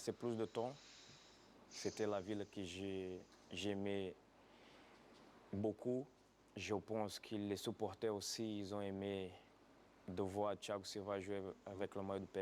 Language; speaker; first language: French; non-native, fluent; Portuguese